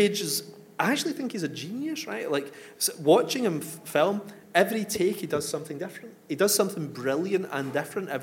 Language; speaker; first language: English; native; English